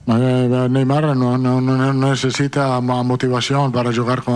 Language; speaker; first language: Spanish; non-native, fluent; Italian